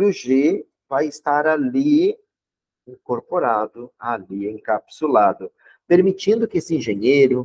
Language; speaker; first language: Portuguese; native; Portuguese